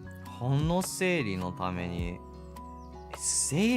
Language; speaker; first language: Japanese; non-native, learner; English